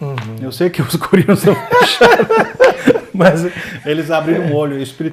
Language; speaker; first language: Portuguese; non-native, fluent; Korean